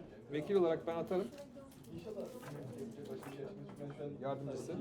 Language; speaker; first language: Turkish; native; Turkish